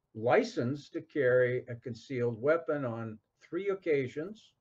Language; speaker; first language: English; native; English